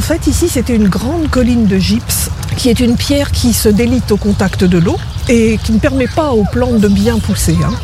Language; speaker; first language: French; native; French